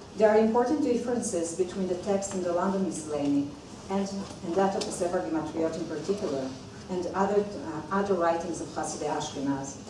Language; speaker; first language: English; non-native, fluent; Hebrew